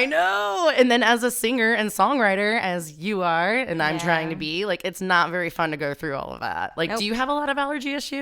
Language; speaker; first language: English; native; English